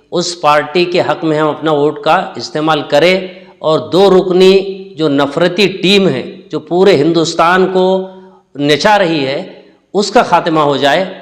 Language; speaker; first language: Urdu; native; Urdu